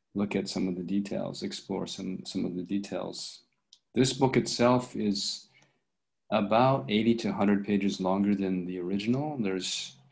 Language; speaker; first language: English; native; English